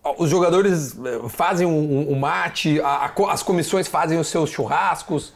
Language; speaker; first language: Portuguese; native; Portuguese